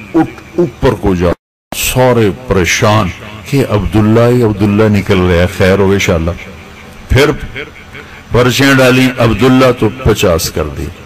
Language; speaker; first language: Urdu; non-native, local second language; Punjabi